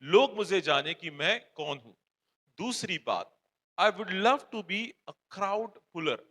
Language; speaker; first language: Hindi; non-native, local second language; Marathi